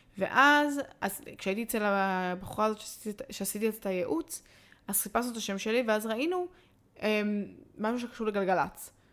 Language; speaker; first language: Hebrew; native; Hebrew